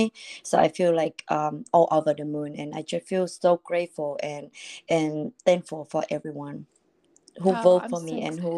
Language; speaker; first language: English; non-native, fluent; Vietnamese